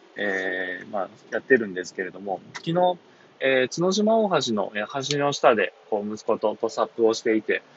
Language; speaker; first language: Japanese; native; Japanese